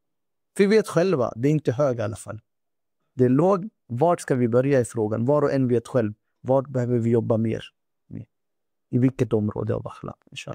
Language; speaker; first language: Swedish; non-native, fluent; Urdu